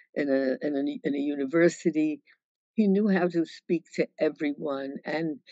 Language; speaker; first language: English; native; English